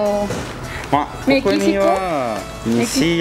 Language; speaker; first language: Japanese; non-native, learner; Spanish